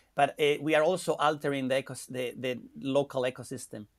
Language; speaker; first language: English; non-native, fluent; Spanish